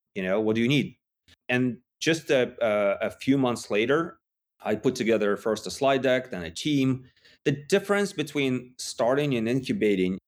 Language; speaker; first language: English; non-native, fluent; Russian